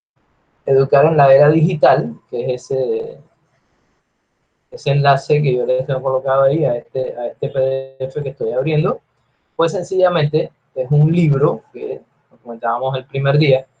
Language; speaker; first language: Spanish; native; Spanish